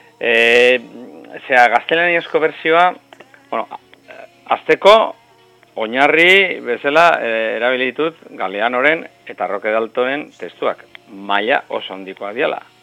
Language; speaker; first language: Basque; non-native, local second language; Spanish